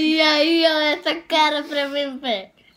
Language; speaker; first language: Portuguese; early bilingual, heritage; Portuguese